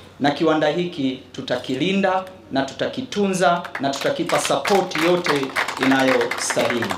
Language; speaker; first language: Swahili; native; Swahili